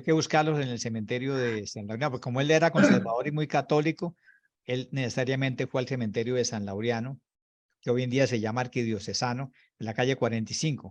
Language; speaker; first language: Spanish; native; Spanish